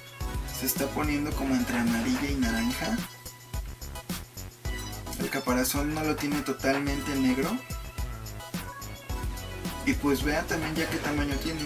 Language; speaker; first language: Spanish; native; Spanish